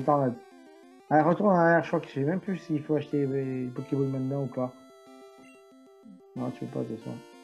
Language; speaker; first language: French; native; French